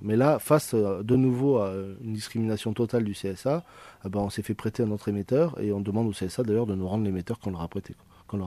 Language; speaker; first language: French; native; French